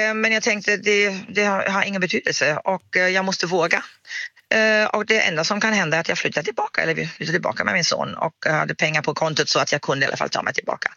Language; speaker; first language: Swedish; non-native, fluent; German